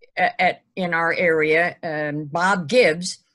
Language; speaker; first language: English; native; English